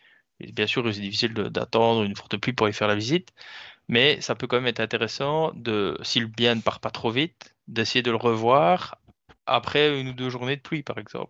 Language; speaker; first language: French; native; French